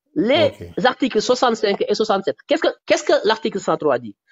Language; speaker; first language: French; non-native, local second language; Wolof